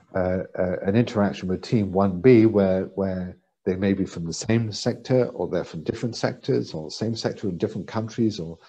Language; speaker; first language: English; native; English